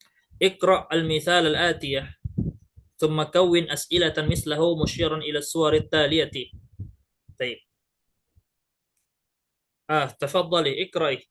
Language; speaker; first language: Arabic; non-native, fluent; Indonesian